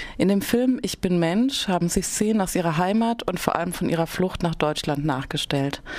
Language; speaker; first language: German; native; German